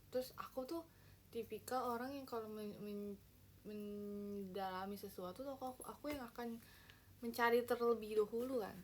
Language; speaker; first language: Indonesian; native; Indonesian